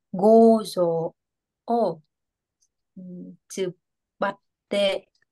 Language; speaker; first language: Japanese; non-native, learner; Vietnamese